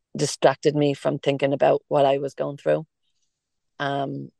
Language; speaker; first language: English; native; English